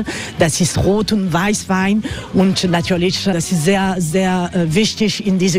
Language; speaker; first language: German; non-native, fluent; French